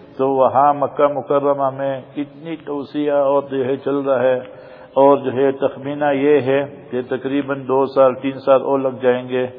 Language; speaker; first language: Urdu; native; Urdu